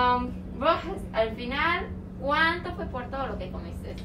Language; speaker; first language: Spanish; non-native, learner; English